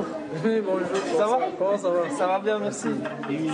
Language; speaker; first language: French; native; French